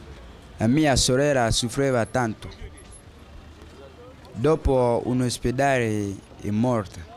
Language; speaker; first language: Italian; non-native, learner; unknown